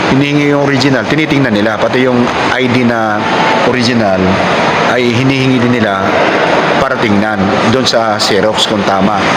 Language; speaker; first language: Filipino; non-native, local second language; Cebuano